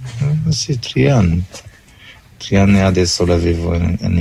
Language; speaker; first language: Italian; non-native, learner; Arabic